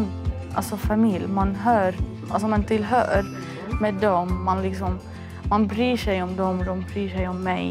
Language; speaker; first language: Swedish; non-native, fluent; Arabic